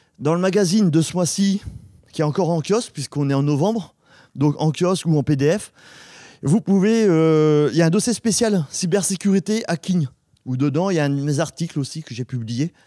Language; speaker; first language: French; native; French